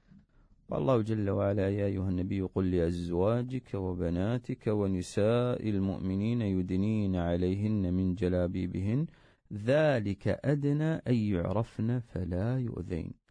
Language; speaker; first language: Arabic; native; Arabic